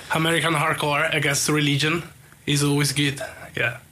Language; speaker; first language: English; non-native, fluent; Italian